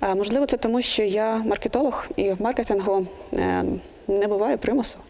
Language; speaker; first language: Ukrainian; non-native, local second language; Russian